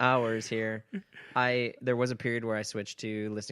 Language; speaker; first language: English; native; English